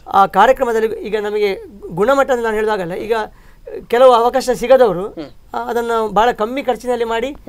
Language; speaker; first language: Kannada; native; Kannada